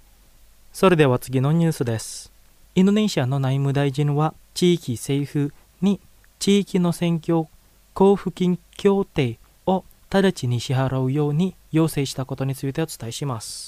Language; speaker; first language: Japanese; non-native, fluent; Indonesian